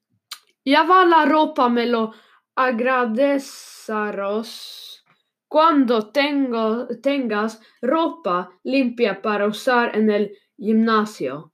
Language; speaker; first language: Spanish; non-native, learner; Swedish